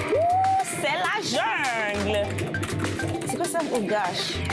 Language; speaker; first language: French; native; French